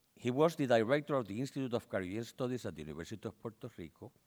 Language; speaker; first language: English; non-native, local second language; Spanish